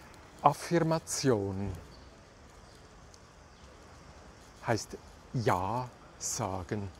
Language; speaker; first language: German; native; German